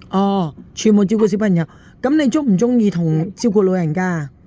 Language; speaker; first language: Cantonese; native; Cantonese